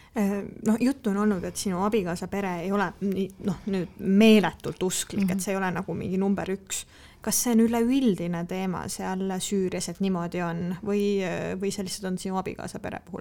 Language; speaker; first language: Estonian; native; Estonian